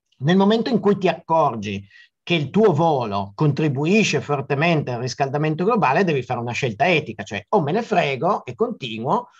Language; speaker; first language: Italian; native; Italian